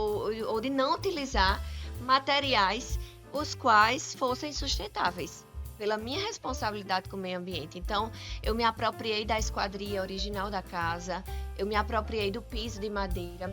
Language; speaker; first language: Portuguese; native; Portuguese